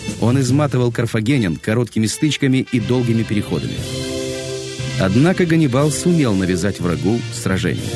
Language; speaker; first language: Russian; native; Russian